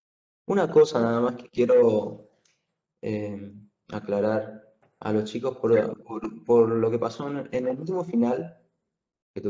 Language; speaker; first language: Spanish; native; Spanish